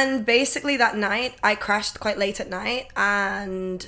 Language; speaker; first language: English; native; English